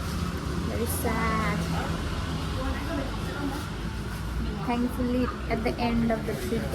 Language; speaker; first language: English; non-native, fluent; Nepali